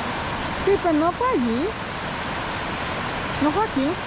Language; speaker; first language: Spanish; early bilingual, heritage; Spanish